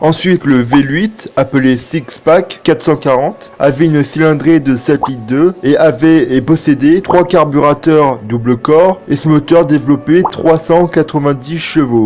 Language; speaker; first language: French; native; French